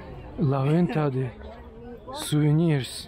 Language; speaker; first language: Spanish; non-native, learner; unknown